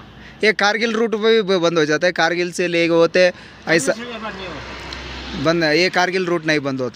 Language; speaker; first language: Hindi; non-native, local second language; Kannada